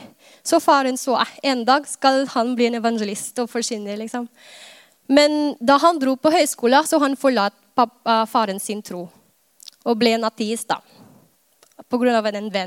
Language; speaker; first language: Norwegian; non-native, fluent; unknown